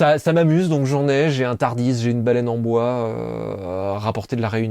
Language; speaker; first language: French; native; French